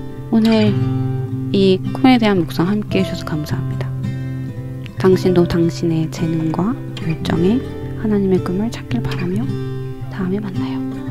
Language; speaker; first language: Korean; native; Korean